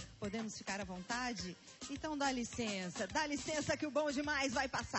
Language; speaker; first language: Portuguese; native; Portuguese